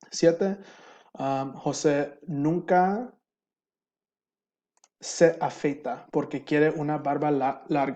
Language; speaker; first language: Spanish; non-native, fluent; English